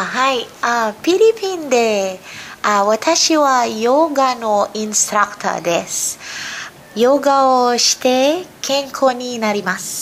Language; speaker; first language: Japanese; non-native, learner; Filipino